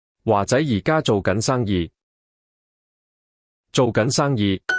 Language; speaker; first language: Cantonese; non-native, learner; Chinese